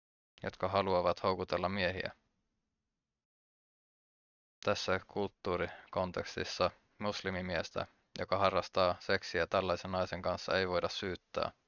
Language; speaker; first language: Finnish; native; Finnish